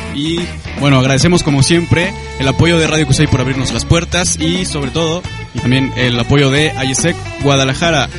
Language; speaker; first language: Spanish; native; Spanish